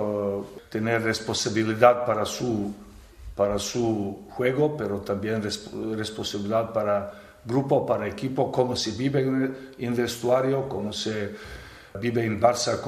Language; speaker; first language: Spanish; non-native, fluent; Serbian